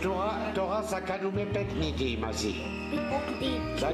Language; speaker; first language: Greek; non-native, learner; French